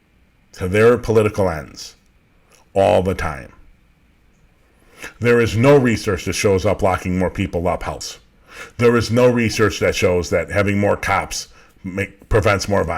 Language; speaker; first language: English; native; English